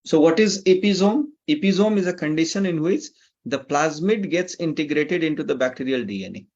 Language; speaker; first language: English; non-native, local second language; Nepali